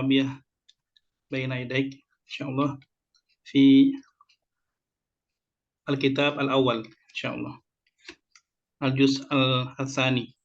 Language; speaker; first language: Arabic; non-native, fluent; Indonesian